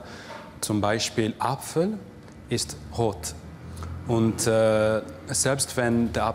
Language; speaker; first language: German; non-native, fluent; English